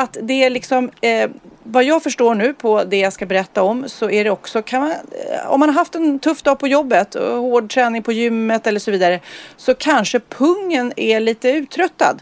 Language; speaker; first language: Swedish; native; Swedish